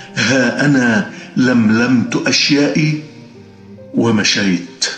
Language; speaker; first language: Arabic; native; Arabic